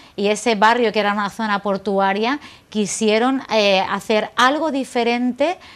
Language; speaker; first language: Spanish; native; Spanish